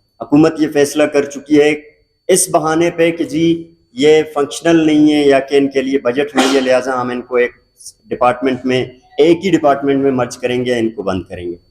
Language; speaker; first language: Urdu; non-native, local second language; Baluchi